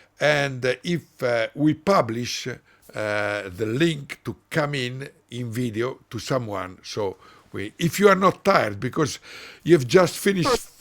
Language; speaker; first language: English; non-native, learner; Italian